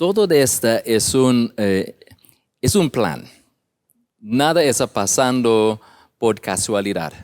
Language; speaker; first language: Spanish; non-native, learner; English